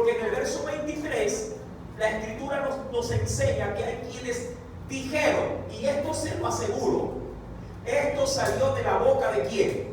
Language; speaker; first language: Spanish; native; Spanish